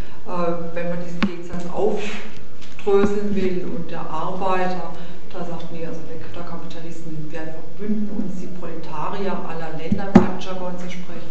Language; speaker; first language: German; native; German